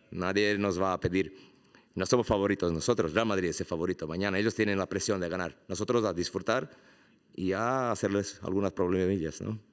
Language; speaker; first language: Spanish; non-native, fluent; Croatian